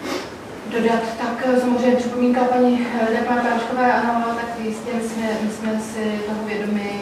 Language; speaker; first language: Czech; native; Czech